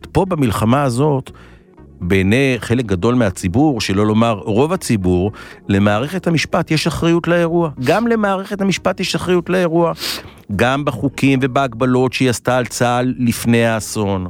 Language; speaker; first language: Hebrew; native; Hebrew